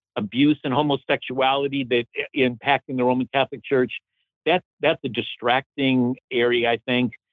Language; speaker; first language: English; native; English